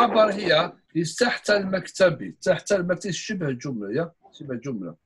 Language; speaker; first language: Arabic; non-native, fluent; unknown